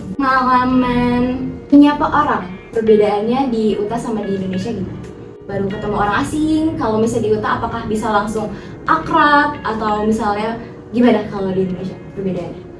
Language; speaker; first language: Indonesian; native; Indonesian